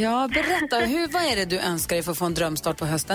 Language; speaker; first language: Swedish; native; Swedish